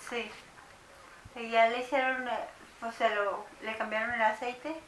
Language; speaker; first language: Spanish; native; Spanish